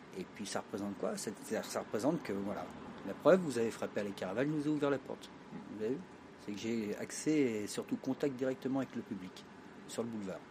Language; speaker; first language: French; native; French